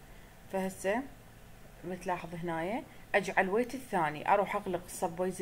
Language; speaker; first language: Arabic; native; Arabic